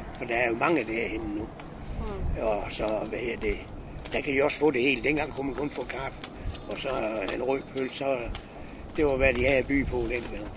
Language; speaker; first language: Danish; native; Danish